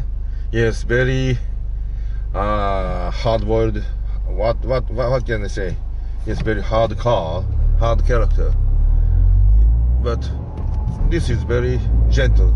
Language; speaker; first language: English; non-native, learner; Japanese